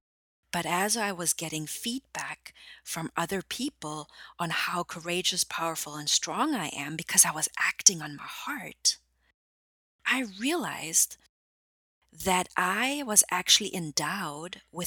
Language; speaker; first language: English; non-native, fluent; German